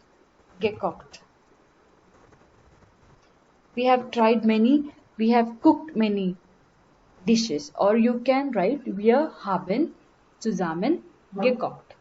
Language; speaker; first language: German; non-native, learner; Marathi